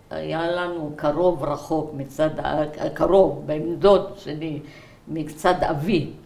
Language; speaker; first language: Hebrew; early bilingual, other home language; Arabic